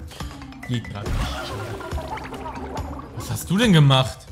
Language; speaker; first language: German; native; German